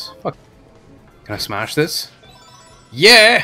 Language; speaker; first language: English; native; English